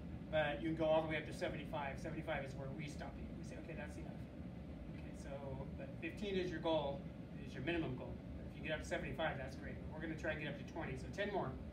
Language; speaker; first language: English; native; English